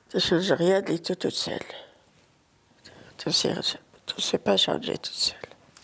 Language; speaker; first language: French; non-native, learner; Arabic